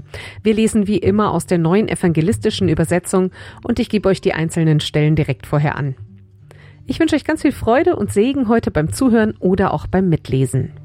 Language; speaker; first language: German; native; German